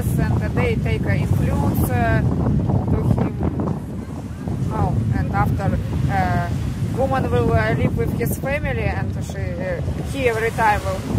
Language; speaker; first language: English; non-native, learner; Russian